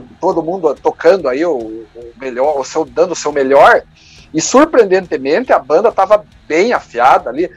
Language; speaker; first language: Portuguese; native; Portuguese